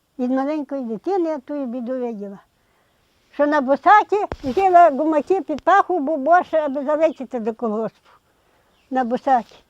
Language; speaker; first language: Ukrainian; native; Ukrainian